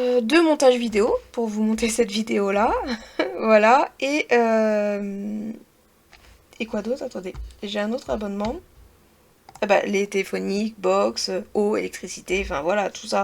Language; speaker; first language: French; native; French